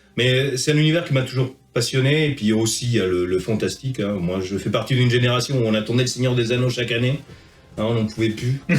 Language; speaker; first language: French; early bilingual, heritage; French